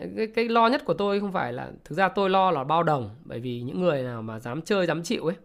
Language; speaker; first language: Vietnamese; native; Vietnamese